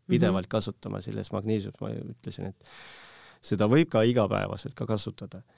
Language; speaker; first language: Estonian; non-native, local second language; Russian